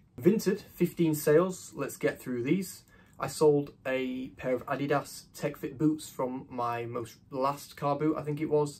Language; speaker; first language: English; native; English